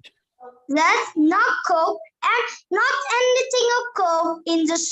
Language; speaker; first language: English; non-native, learner; Vietnamese